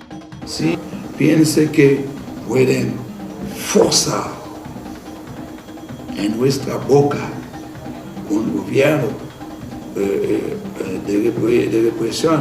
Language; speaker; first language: Spanish; non-native, fluent; Haitian Creole